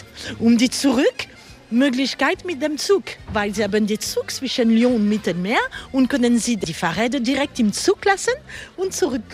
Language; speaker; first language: German; non-native, learner; French